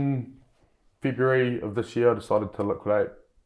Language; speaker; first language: English; native; English